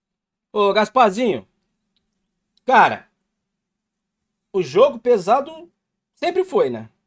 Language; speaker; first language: Portuguese; native; Portuguese